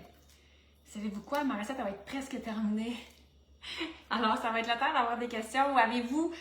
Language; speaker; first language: French; native; French